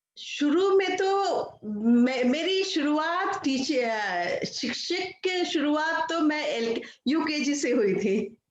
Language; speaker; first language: Hindi; non-native, local second language; Kannada